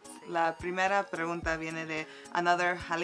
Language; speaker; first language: Spanish; early bilingual, heritage; Spanish